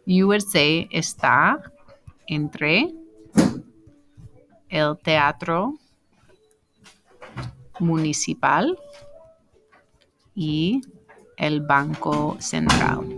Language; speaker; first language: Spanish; non-native, fluent; English